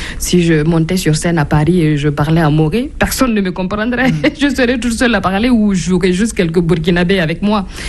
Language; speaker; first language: French; non-native, local second language; Mossi